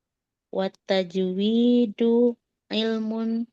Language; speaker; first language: Arabic; non-native, learner; Indonesian